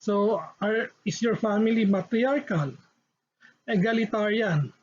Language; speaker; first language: English; non-native, local second language; Filipino